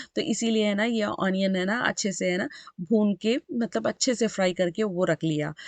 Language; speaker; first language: Hindi; non-native, local second language; Urdu